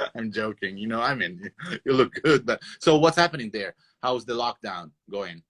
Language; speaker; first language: English; non-native, fluent; Italian